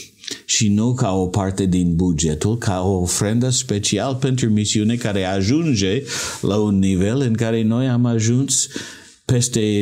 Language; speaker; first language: Romanian; non-native, learner; English